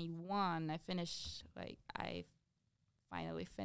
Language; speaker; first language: English; non-native, fluent; Spanish